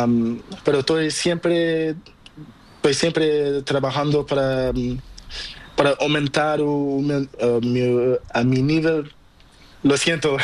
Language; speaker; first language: Spanish; non-native, learner; Portuguese